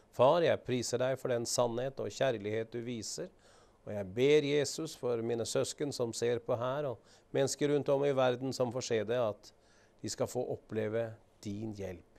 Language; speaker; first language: Norwegian; native; Norwegian